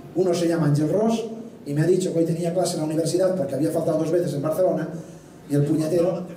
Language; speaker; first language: Spanish; non-native, local second language; Catalan